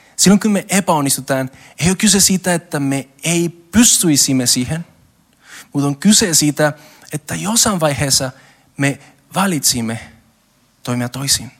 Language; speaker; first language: Finnish; non-native, learner; Spanish